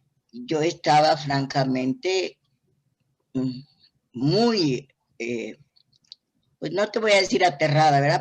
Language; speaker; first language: Spanish; native; Spanish